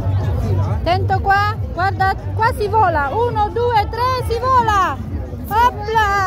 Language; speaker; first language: Italian; non-native, learner; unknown